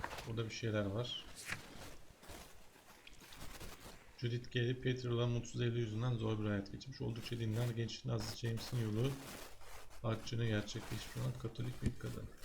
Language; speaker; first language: Turkish; native; Turkish